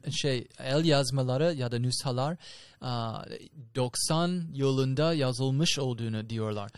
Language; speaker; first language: Turkish; non-native, fluent; English